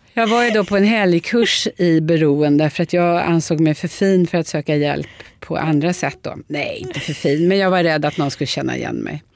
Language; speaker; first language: Swedish; native; Swedish